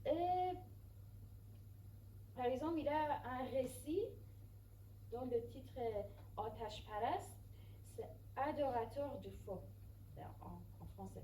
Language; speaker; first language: French; non-native, fluent; Persian